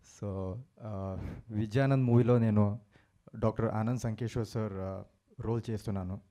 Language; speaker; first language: Telugu; non-native, learner; Kannada